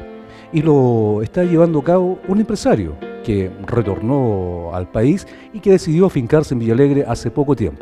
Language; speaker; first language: Spanish; native; Spanish